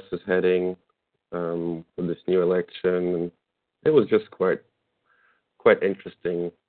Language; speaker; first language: English; non-native, fluent; Russian